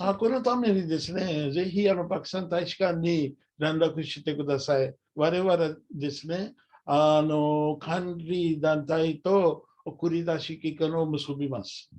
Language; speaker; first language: Japanese; non-native, fluent; Urdu